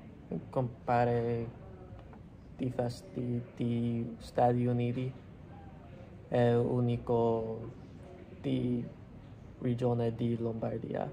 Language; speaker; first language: Italian; non-native, learner; English